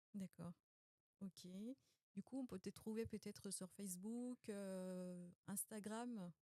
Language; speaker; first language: French; non-native, fluent; Spanish